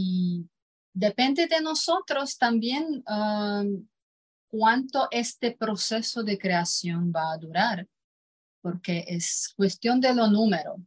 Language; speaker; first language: Spanish; non-native, fluent; Croatian